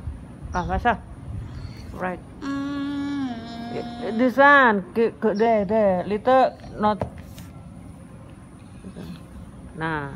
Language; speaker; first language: English; non-native, learner; Javanese